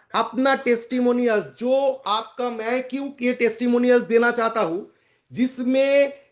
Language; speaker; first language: Hindi; non-native, local second language; Bangla